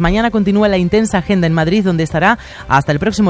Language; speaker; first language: Spanish; native; Spanish